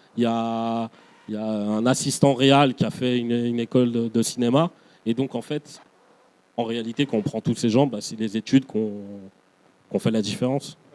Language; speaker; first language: French; native; French